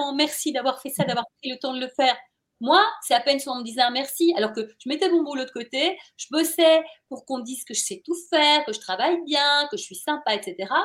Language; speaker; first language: French; native; French